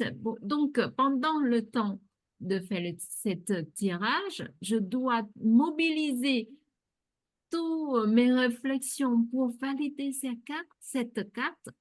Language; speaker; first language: French; non-native, fluent; Vietnamese